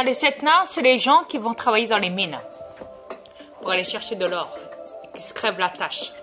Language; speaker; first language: French; native; French